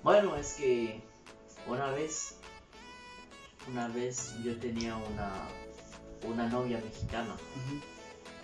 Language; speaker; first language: Spanish; non-native, learner; Haitian Creole